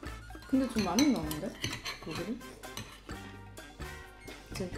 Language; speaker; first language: Korean; non-native, fluent; Swedish